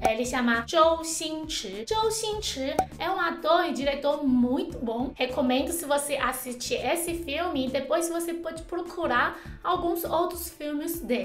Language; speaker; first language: Portuguese; non-native, fluent; Chinese